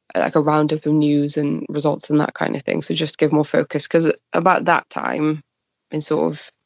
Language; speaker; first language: English; native; English